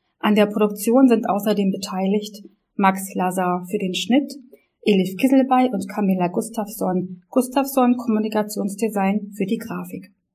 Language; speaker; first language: German; native; German